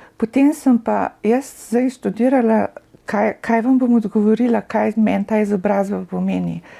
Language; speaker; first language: Slovenian; native; Slovenian